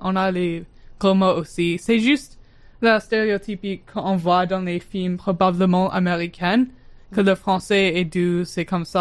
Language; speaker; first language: French; non-native, learner; English